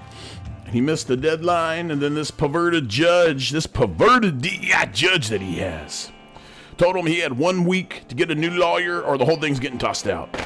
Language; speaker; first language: English; native; English